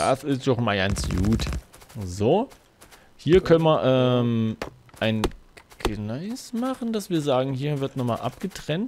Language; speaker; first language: German; native; German